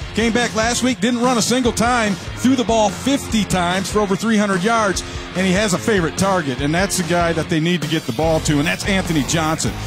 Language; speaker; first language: English; native; English